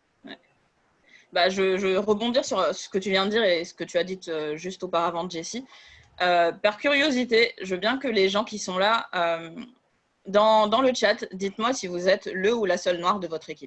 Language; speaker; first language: French; native; French